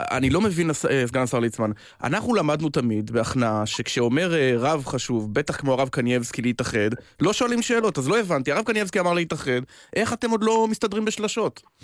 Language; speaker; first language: Hebrew; native; Hebrew